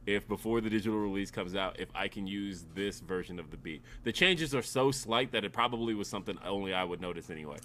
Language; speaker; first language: English; native; English